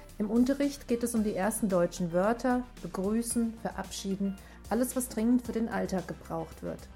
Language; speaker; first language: German; native; German